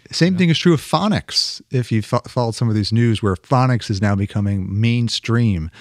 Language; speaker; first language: English; native; English